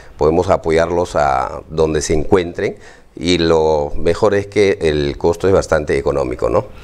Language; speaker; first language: Spanish; native; Spanish